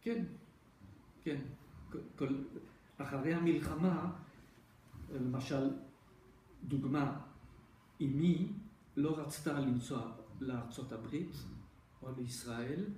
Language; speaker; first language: Hebrew; non-native, fluent; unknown